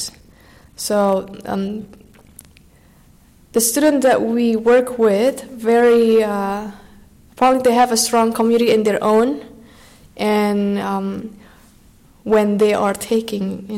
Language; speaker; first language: English; non-native, fluent; Indonesian